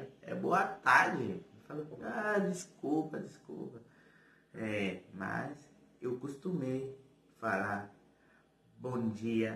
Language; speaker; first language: Portuguese; non-native, fluent; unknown